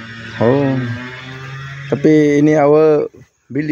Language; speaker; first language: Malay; non-native, learner; Bangla